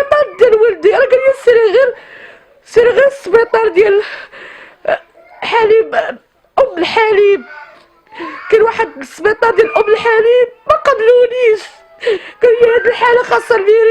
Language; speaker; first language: Arabic; native; Arabic